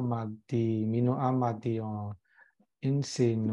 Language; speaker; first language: Finnish; non-native, learner; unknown